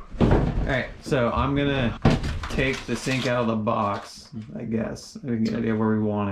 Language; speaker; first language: English; native; English